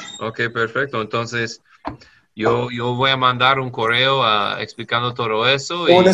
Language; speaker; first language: Spanish; non-native, learner; English